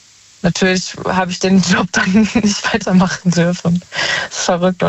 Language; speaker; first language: German; native; German